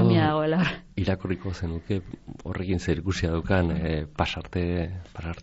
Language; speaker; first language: Basque; native; Basque